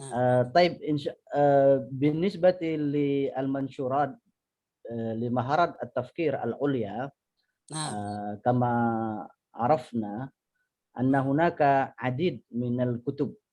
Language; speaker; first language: Arabic; non-native, fluent; Indonesian